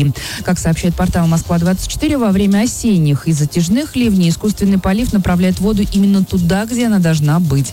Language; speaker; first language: Russian; native; Russian